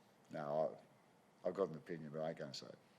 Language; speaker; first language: English; native; English